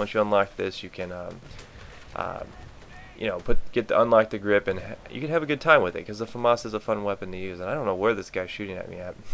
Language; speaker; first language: English; native; English